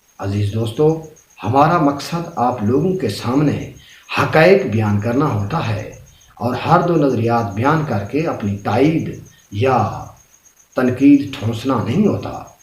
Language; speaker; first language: Urdu; non-native, local second language; Saraiki